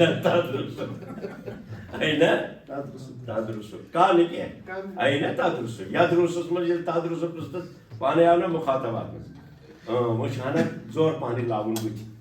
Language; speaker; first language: Arabic; non-native, fluent; Kashmiri